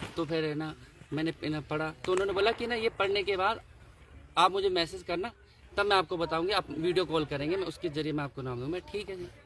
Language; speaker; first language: Hindi; non-native, local second language; Nepali